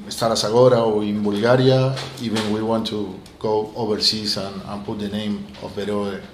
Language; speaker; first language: English; non-native, fluent; Spanish